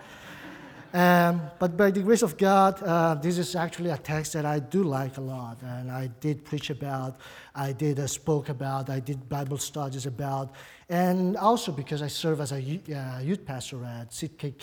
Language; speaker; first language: English; non-native, fluent; Portuguese